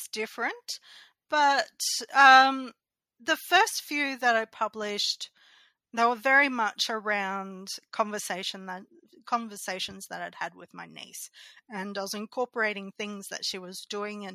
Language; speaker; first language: English; native; English